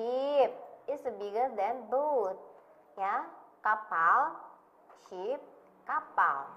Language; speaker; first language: English; non-native, learner; Indonesian